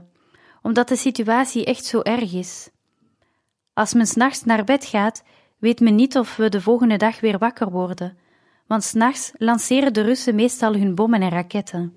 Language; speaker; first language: Dutch; native; Dutch